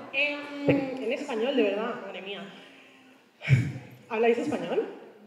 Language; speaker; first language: Spanish; native; Spanish